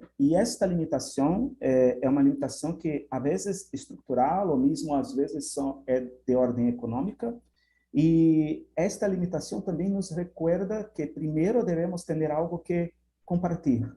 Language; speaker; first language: Spanish; non-native, fluent; Portuguese